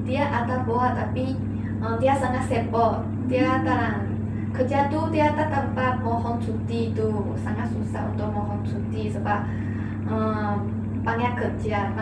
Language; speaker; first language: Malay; non-native, local second language; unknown